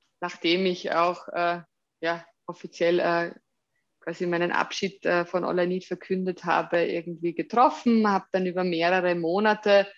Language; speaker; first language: German; native; German